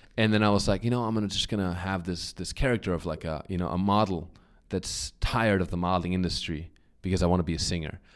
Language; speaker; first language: English; non-native, fluent; German